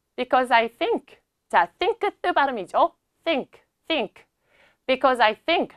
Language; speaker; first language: English; non-native, fluent; Korean